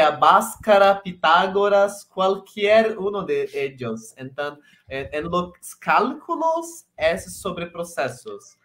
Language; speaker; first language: Spanish; non-native, local second language; Portuguese